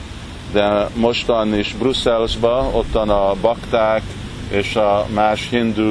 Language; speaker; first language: Hungarian; early bilingual, heritage; Hungarian